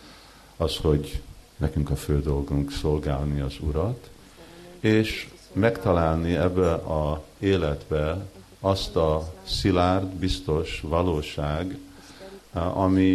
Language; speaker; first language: Hungarian; early bilingual, heritage; Hungarian